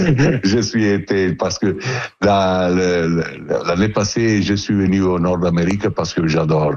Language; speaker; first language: French; non-native, learner; Italian